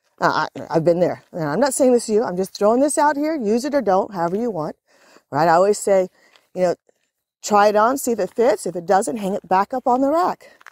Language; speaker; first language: English; native; English